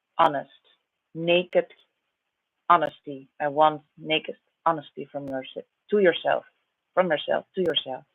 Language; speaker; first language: English; non-native, fluent; Dutch